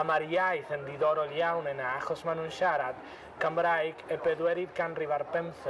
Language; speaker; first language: Welsh; non-native, fluent; Spanish